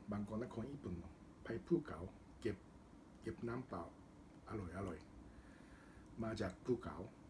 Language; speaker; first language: Thai; non-native, learner; Japanese